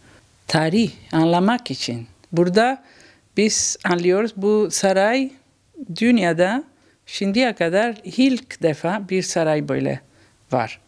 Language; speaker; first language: Turkish; non-native, learner; Italian